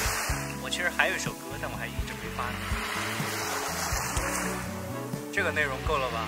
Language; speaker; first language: Chinese; native; Chinese